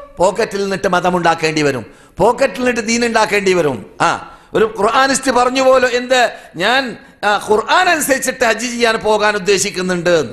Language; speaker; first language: Malayalam; native; Malayalam